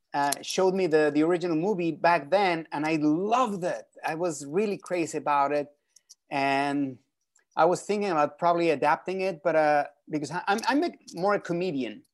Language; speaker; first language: English; non-native, fluent; Spanish